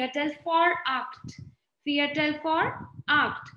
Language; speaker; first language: German; non-native, fluent; Hindi